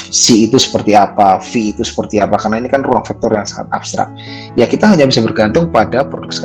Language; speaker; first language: Indonesian; native; Indonesian